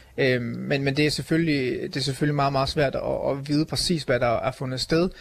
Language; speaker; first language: Danish; native; Danish